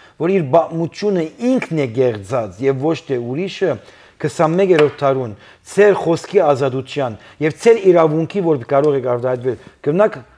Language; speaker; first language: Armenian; early bilingual, heritage; Armenian